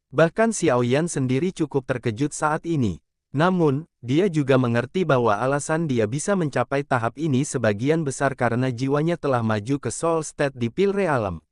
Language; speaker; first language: Indonesian; native; Indonesian